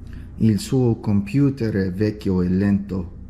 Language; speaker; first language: Italian; non-native, learner; English